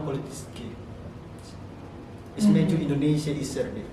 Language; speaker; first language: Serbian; non-native, learner; Indonesian